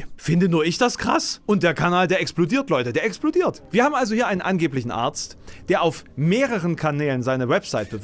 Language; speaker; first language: German; native; German